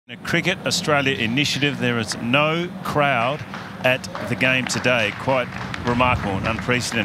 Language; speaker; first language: English; native; English